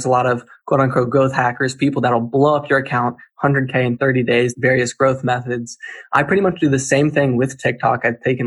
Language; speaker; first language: English; native; English